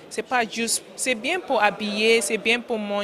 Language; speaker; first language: French; non-native, learner; English